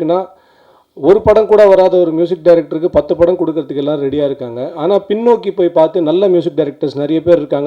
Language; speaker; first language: Tamil; native; Tamil